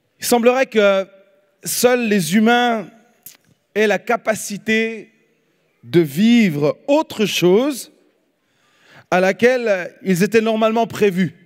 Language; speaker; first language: French; native; French